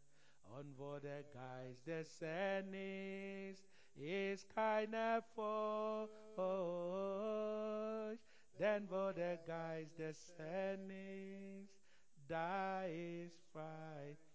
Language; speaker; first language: German; non-native, learner; English